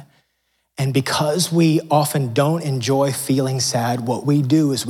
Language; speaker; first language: English; native; English